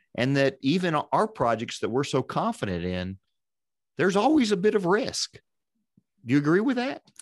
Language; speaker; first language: English; native; English